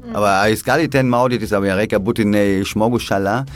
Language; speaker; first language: Lithuanian; non-native, fluent; German